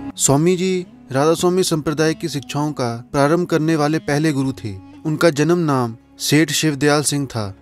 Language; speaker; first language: Hindi; non-native, local second language; Punjabi